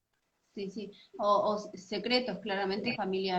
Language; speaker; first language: Spanish; native; Spanish